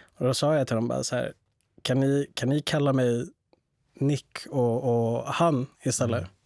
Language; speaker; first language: Swedish; native; Swedish